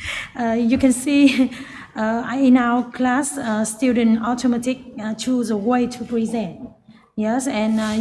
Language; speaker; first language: English; non-native, learner; Vietnamese